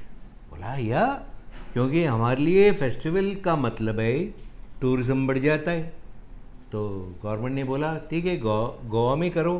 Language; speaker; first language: Hindi; non-native, local second language; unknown